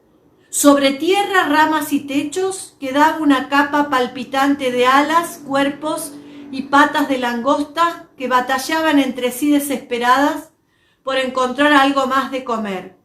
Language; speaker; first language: Spanish; native; Spanish